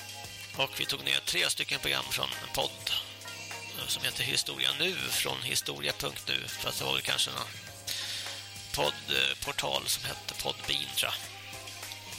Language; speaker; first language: Swedish; native; Swedish